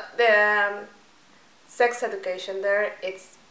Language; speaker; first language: English; non-native, fluent; Spanish